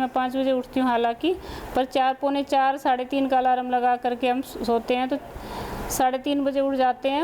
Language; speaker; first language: Hindi; native; Hindi